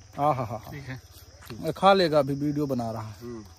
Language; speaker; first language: Hindi; native; Hindi